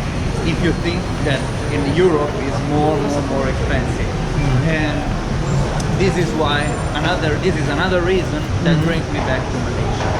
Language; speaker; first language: English; non-native, fluent; Italian